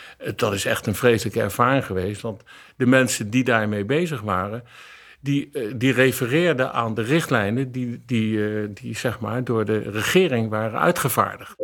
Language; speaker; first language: Dutch; native; Dutch